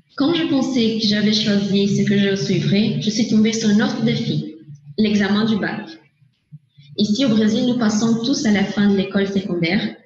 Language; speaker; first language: French; non-native, learner; Portuguese